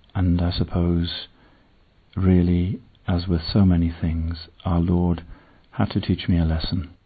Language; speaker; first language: English; native; English